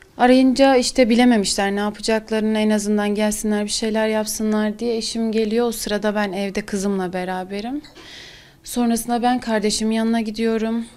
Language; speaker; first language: Turkish; native; Turkish